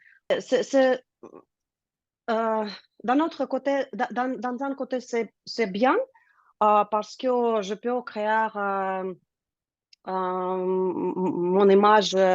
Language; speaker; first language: French; non-native, learner; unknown